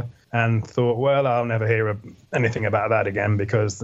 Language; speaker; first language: English; native; English